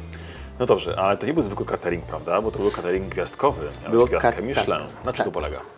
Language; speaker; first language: Polish; native; Polish